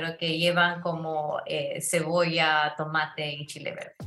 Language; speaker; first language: Spanish; early bilingual, heritage; Spanish